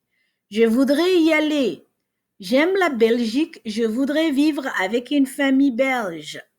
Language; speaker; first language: French; non-native, fluent; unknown